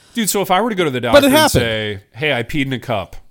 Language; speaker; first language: English; native; English